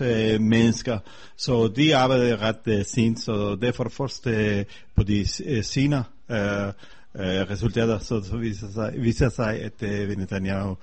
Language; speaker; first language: Danish; non-native, fluent; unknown